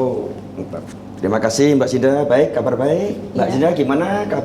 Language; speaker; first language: Indonesian; native; Indonesian